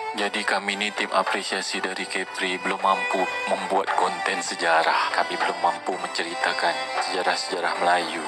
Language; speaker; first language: Malay; native; Malay